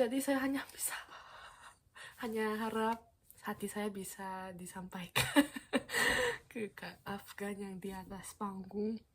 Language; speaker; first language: Indonesian; non-native, fluent; Korean